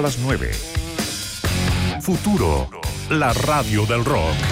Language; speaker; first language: Spanish; native; Spanish